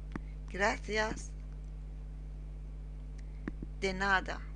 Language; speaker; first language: Spanish; non-native, learner; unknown